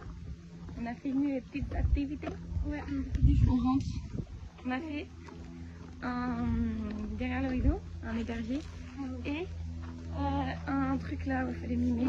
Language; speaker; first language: French; native; French